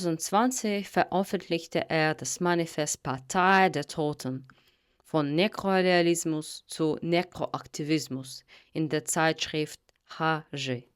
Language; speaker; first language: German; non-native, fluent; Russian